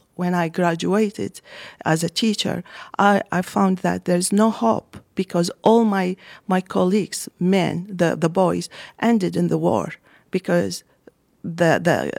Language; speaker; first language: English; non-native, fluent; Arabic